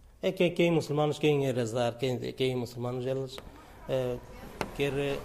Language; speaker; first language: Portuguese; non-native, learner; Bangla